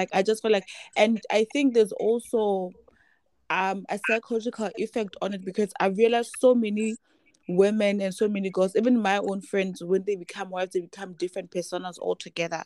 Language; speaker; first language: English; non-native, local second language; Southern Sotho